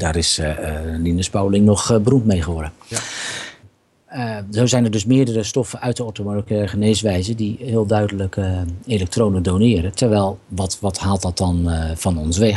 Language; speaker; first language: Dutch; native; Dutch